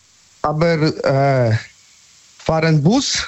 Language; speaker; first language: German; non-native, learner; Polish